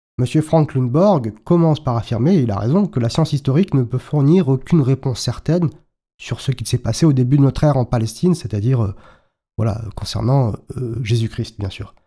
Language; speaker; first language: French; native; French